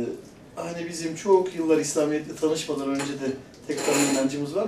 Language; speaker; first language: Turkish; native; Turkish